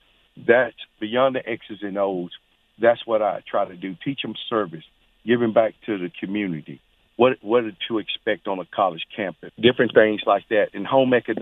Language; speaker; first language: English; native; English